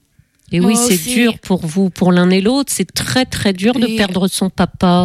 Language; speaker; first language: French; native; French